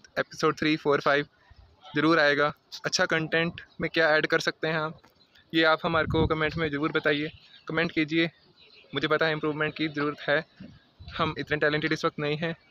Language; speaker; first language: Hindi; non-native, local second language; Punjabi